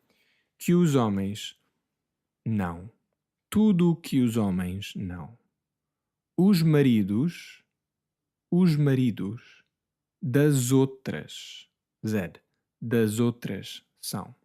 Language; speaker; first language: Portuguese; non-native, fluent; English